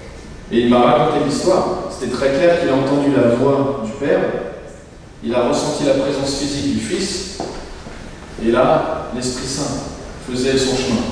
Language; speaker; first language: French; native; French